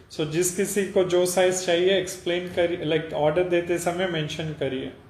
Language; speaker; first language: Hindi; non-native, local second language; Telugu